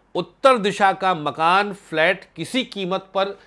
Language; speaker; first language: Hindi; native; Hindi